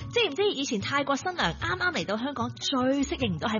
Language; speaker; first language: Cantonese; native; Cantonese